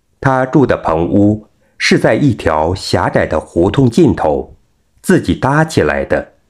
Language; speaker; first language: Chinese; native; Chinese